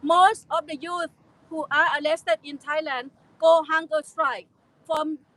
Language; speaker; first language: English; non-native, fluent; Thai